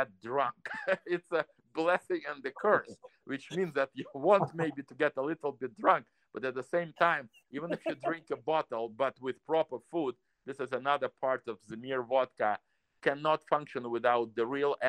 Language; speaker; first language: English; non-native, fluent; Russian